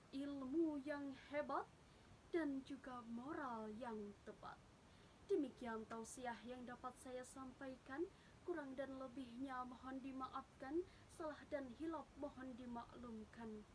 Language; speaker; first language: Indonesian; native; Indonesian